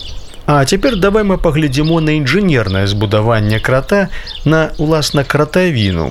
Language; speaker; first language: Belarusian; native; Belarusian